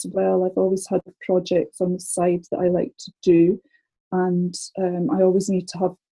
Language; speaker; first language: English; native; English